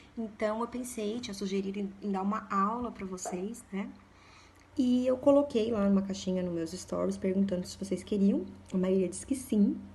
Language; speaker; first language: Portuguese; native; Portuguese